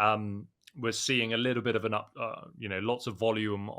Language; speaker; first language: English; native; English